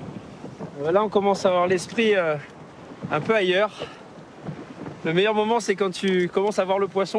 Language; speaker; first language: French; native; French